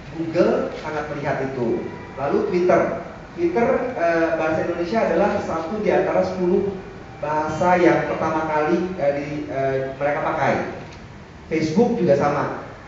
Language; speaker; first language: Indonesian; native; Indonesian